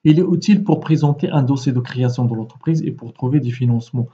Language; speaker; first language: French; non-native, local second language; Arabic